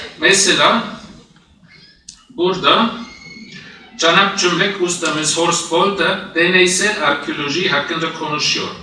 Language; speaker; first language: Turkish; non-native, fluent; German